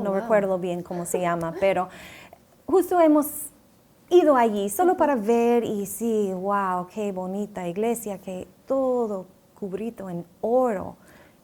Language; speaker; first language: Spanish; non-native, fluent; English